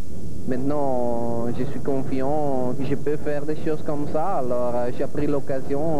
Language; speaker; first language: French; non-native, fluent; Italian